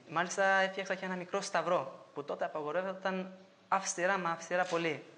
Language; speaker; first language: Greek; non-native, fluent; Albanian